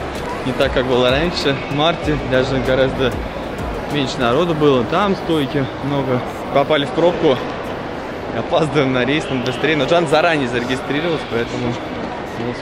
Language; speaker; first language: Russian; native; Russian